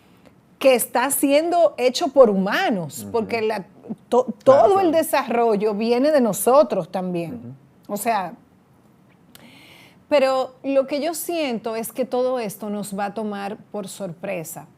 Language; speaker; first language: Spanish; native; Spanish